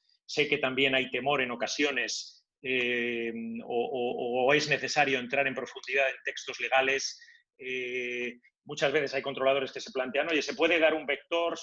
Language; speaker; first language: Spanish; native; Spanish